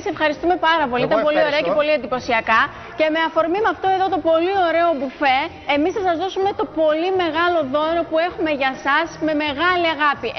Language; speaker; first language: Greek; native; Greek